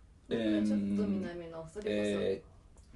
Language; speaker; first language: Japanese; native; Japanese